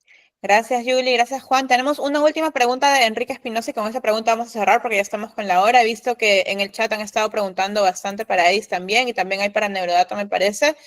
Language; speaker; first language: Spanish; native; Spanish